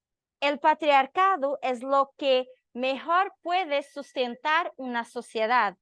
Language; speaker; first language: Spanish; non-native, learner; Portuguese